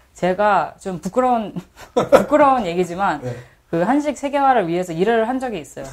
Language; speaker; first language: Korean; early bilingual, heritage; Korean